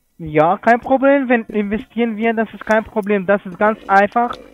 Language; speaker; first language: German; non-native, learner; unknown